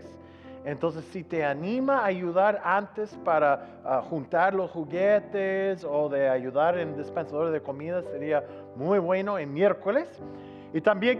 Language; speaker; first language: Spanish; non-native, fluent; English